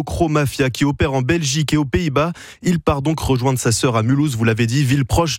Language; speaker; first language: French; native; French